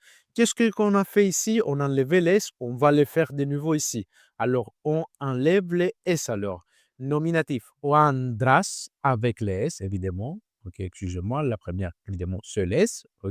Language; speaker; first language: French; non-native, learner; Greek